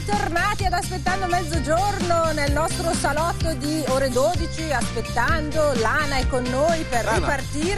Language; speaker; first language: Italian; native; Italian